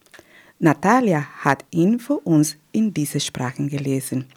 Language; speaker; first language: German; non-native, fluent; Spanish